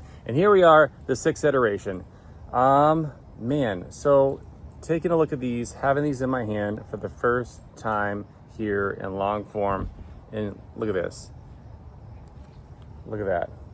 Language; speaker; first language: English; native; English